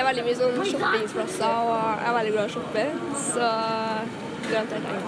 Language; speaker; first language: Norwegian; non-native, fluent; Spanish